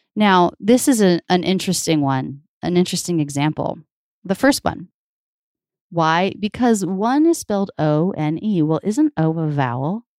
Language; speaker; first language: English; native; English